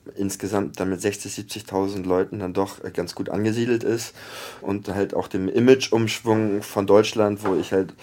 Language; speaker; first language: German; native; German